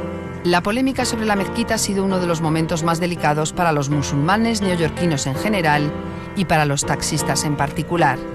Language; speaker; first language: Spanish; native; Spanish